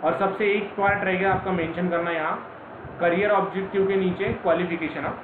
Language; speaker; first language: Hindi; non-native, local second language; Marathi